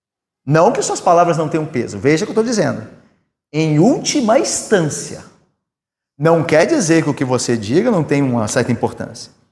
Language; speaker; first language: Portuguese; native; Portuguese